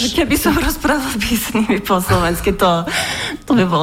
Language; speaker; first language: Slovak; non-native, learner; English